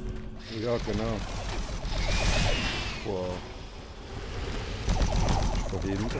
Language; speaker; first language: German; native; German